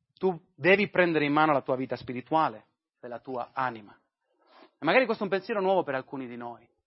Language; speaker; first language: Italian; non-native, fluent; English